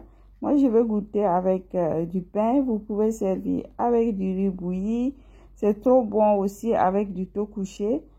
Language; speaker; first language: French; non-native, local second language; Mossi